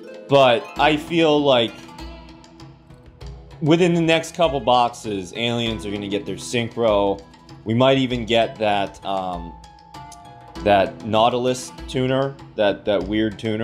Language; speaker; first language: English; native; English